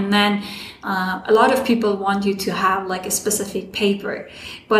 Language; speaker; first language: English; non-native, fluent; Persian